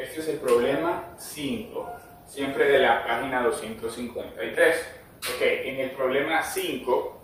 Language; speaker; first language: Spanish; native; Spanish